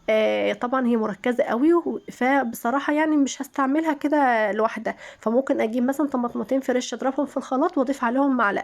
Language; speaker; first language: Arabic; native; Arabic